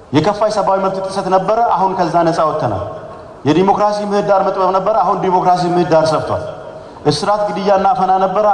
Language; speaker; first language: Amharic; non-native, local second language; Oromo